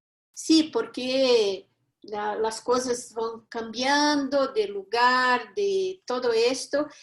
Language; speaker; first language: Spanish; non-native, fluent; Portuguese